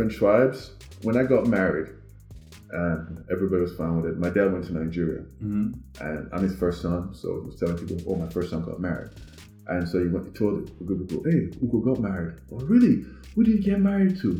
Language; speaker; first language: English; non-native, local second language; Igbo